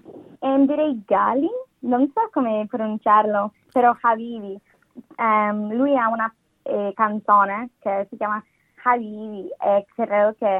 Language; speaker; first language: Italian; non-native, fluent; English